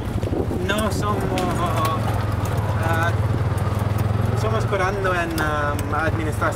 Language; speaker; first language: Spanish; non-native, learner; English